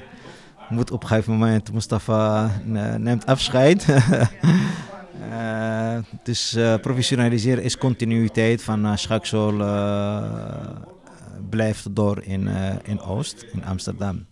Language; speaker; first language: Dutch; non-native, local second language; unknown